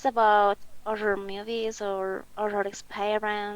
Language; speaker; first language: English; non-native, learner; Spanish